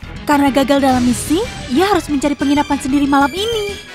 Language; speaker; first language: Indonesian; native; Indonesian